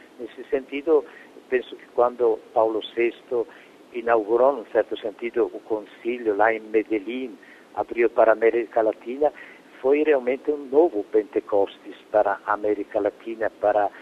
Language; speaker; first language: Portuguese; non-native, fluent; Italian